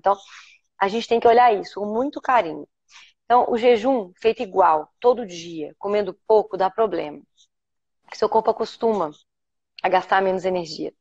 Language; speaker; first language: Portuguese; native; Portuguese